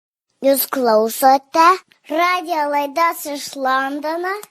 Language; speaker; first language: Lithuanian; early bilingual, heritage; Lithuanian